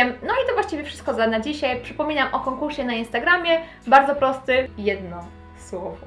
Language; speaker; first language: Polish; native; Polish